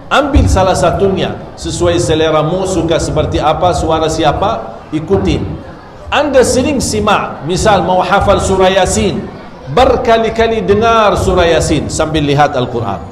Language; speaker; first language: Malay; non-native, fluent; Arabic